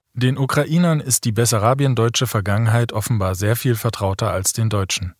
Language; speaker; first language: German; native; German